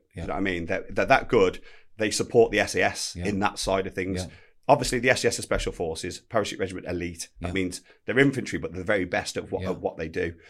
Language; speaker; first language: English; native; English